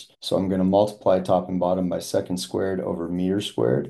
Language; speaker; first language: English; native; English